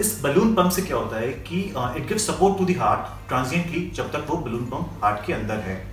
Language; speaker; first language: Hindi; native; Hindi